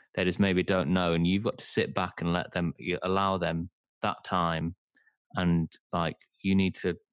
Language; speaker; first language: English; native; English